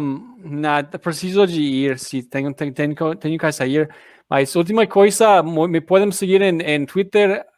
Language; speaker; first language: Portuguese; non-native, learner; English